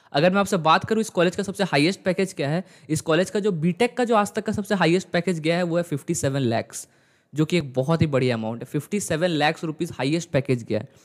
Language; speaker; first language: Hindi; native; Hindi